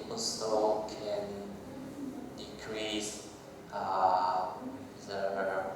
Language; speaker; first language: English; non-native, learner; Vietnamese